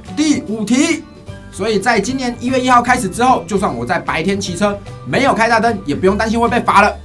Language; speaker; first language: Chinese; native; Chinese